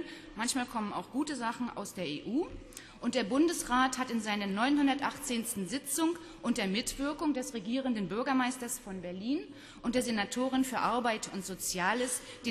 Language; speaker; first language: German; native; German